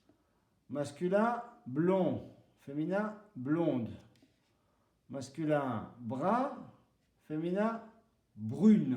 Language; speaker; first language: French; non-native, fluent; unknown